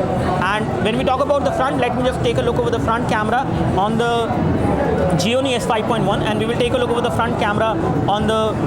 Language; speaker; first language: English; non-native, local second language; Hindi